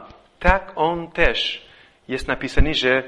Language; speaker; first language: Polish; non-native, fluent; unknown